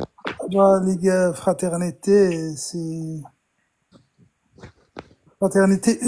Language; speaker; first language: French; non-native, fluent; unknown